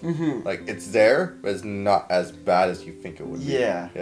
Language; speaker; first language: English; native; English